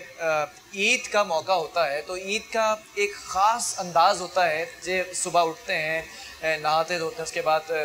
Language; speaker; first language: Urdu; native; Urdu